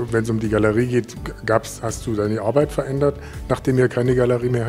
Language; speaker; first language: German; native; German